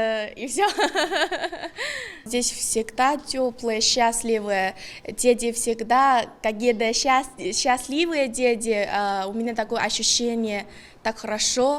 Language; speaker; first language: Russian; non-native, fluent; Chinese